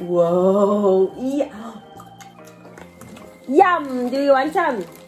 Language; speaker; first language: English; non-native, fluent; Portuguese